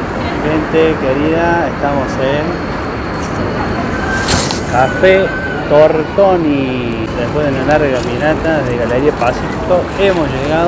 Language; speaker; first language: Spanish; native; Spanish